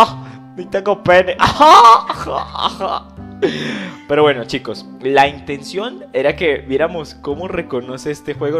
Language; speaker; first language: Spanish; native; Spanish